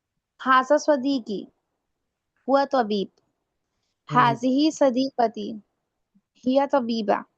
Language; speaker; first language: Arabic; non-native, learner; Urdu